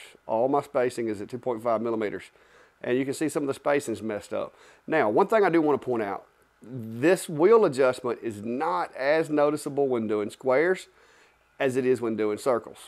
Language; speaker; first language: English; native; English